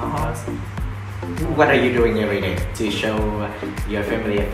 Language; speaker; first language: English; non-native, fluent; Vietnamese